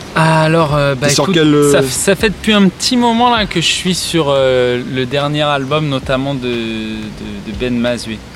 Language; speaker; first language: French; native; French